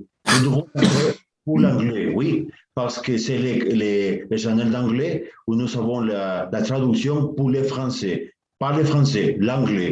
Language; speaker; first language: French; non-native, learner; Spanish